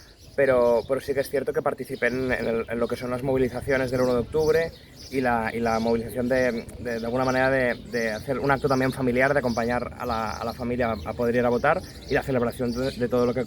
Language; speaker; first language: Spanish; non-native, local second language; Catalan